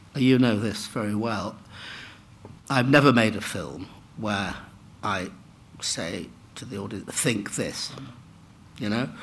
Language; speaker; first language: English; native; English